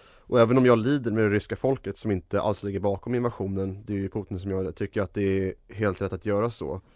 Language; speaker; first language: Swedish; native; Swedish